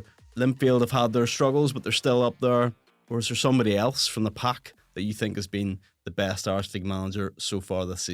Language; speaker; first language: English; native; English